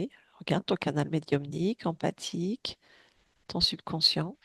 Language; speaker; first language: French; native; French